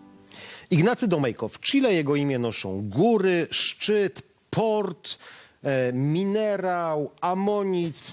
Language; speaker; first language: Polish; native; Polish